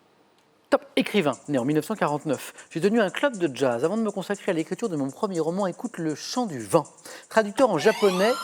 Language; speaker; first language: French; native; French